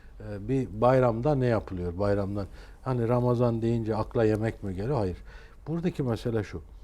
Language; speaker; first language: Turkish; native; Turkish